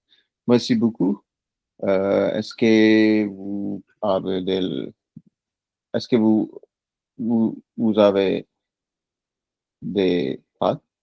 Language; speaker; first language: French; non-native, learner; Punjabi